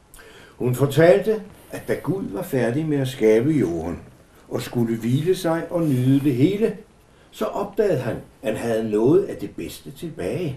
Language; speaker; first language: Danish; native; Danish